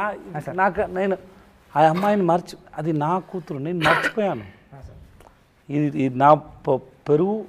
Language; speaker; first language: Telugu; non-native, local second language; Tamil